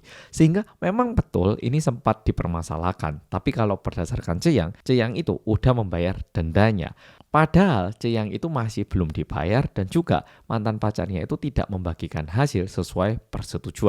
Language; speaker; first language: Indonesian; early bilingual, other home language; Korean